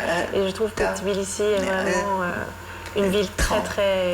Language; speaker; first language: French; non-native, fluent; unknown